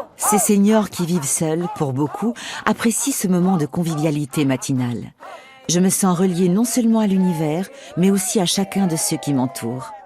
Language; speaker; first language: French; native; French